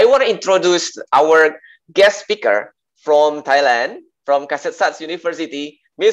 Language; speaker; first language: English; non-native, learner; Indonesian